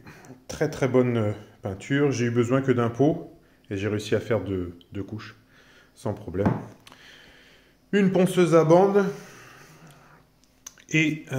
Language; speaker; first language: French; native; French